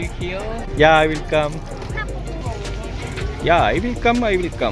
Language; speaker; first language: English; non-native, local second language; Kannada